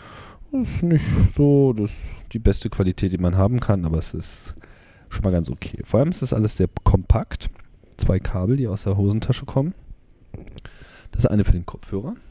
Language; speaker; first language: German; native; German